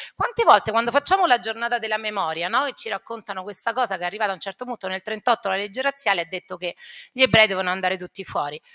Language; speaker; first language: Italian; native; Italian